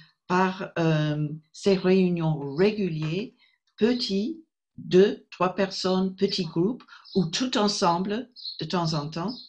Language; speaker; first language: French; non-native, fluent; English